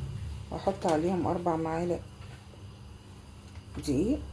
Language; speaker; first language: Arabic; native; Arabic